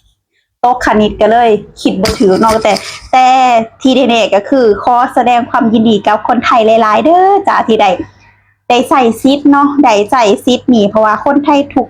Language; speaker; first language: Thai; non-native, local second language; Lao